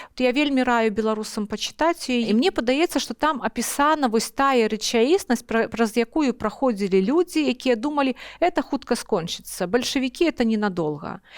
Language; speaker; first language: Belarusian; non-native, local second language; Russian